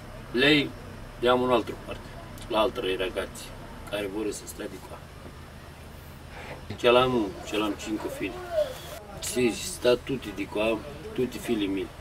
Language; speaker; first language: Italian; non-native, learner; Romanian